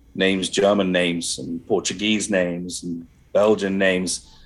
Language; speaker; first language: English; native; English